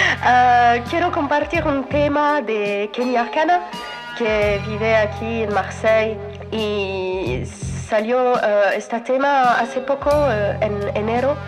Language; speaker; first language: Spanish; non-native, fluent; French